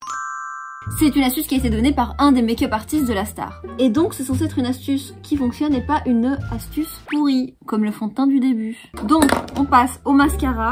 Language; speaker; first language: French; native; French